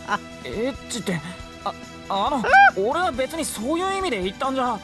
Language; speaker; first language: Japanese; native; Japanese